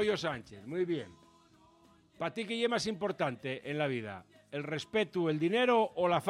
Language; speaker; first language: Spanish; native; Spanish